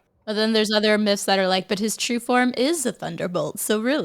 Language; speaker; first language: English; native; English